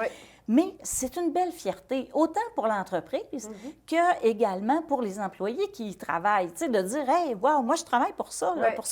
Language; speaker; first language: French; native; French